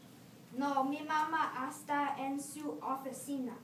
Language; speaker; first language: Spanish; non-native, learner; English